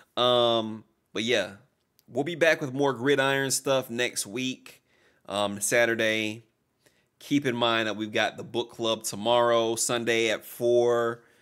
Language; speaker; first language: English; native; English